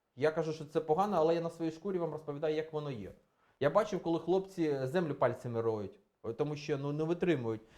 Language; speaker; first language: Ukrainian; non-native, local second language; Russian